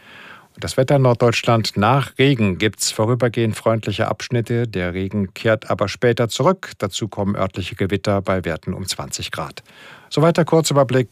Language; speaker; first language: German; native; German